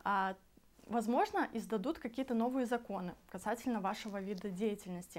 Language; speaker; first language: Russian; native; Russian